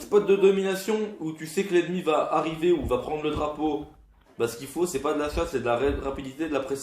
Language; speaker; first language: French; native; French